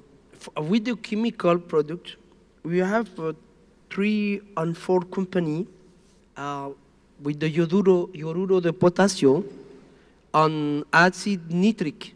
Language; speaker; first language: English; non-native, learner; Spanish